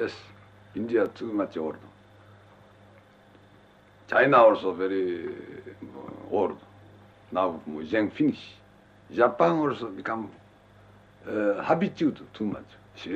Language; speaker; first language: English; non-native, learner; Japanese